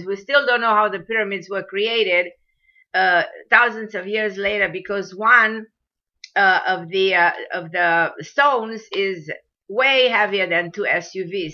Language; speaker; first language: English; non-native, fluent; Romanian